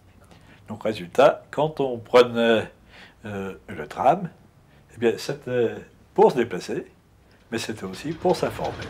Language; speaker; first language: French; native; French